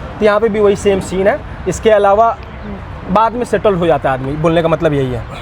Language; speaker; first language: Hindi; non-native, local second language; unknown